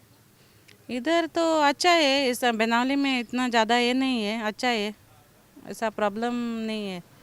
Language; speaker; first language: Hindi; non-native, local second language; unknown